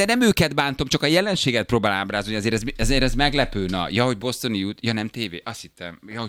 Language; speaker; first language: Hungarian; native; Hungarian